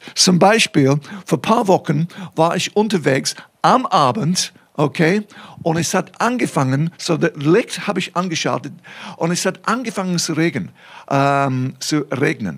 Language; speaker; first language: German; non-native, fluent; English